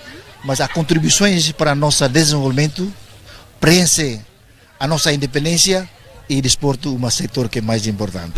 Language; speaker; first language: Portuguese; non-native, local second language; Tetum